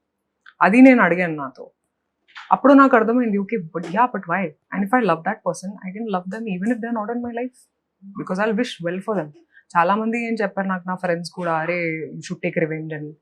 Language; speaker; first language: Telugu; non-native, fluent; Hindi